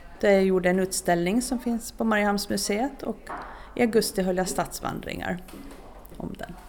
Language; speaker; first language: Swedish; native; Swedish